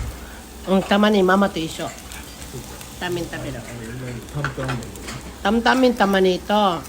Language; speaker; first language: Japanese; non-native, fluent; Filipino